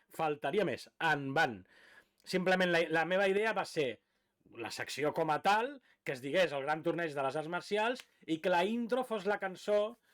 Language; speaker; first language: Catalan; native; Catalan